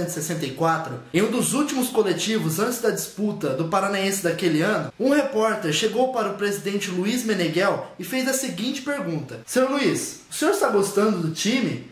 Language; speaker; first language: Portuguese; native; Portuguese